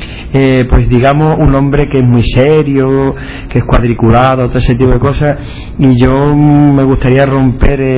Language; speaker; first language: Spanish; native; Spanish